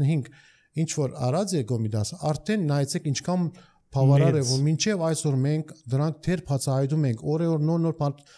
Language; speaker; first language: Armenian; early bilingual, heritage; Armenian